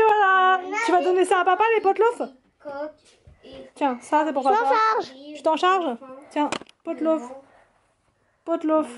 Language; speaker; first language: French; native; French